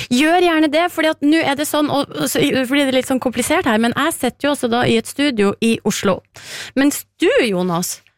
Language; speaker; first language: Norwegian; native; Norwegian